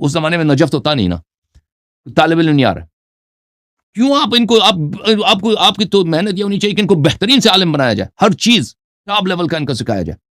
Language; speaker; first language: Urdu; non-native, fluent; Persian